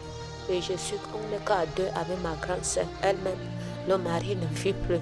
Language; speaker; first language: French; non-native, local second language; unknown